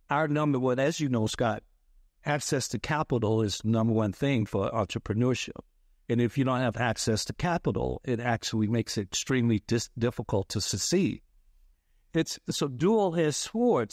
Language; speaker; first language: English; native; English